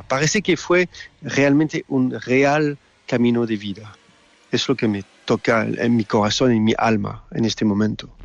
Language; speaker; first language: Spanish; non-native, fluent; French